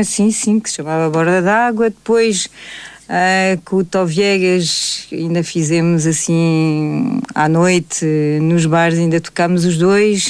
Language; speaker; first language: Portuguese; native; Portuguese